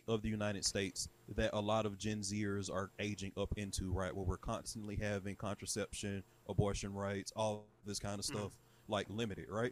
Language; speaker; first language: English; native; English